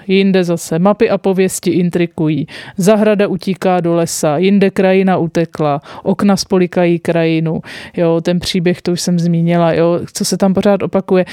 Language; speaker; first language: Czech; native; Czech